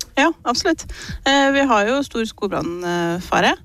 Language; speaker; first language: Norwegian; native; Norwegian